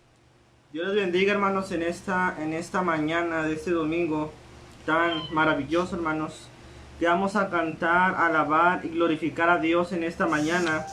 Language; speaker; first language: Spanish; native; Spanish